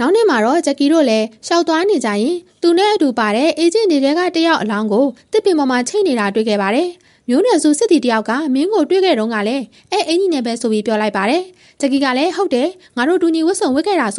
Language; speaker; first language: Burmese; native; Burmese